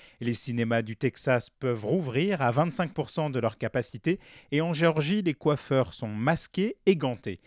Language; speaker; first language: French; native; French